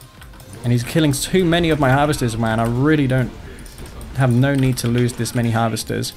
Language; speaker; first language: English; native; English